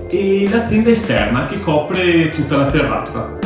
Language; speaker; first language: Italian; native; Italian